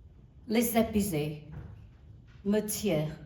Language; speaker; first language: French; non-native, learner; Burmese